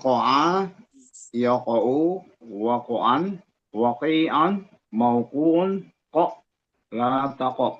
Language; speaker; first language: Arabic; non-native, learner; Indonesian